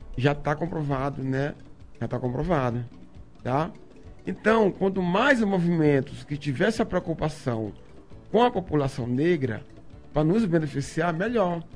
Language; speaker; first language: Portuguese; native; Portuguese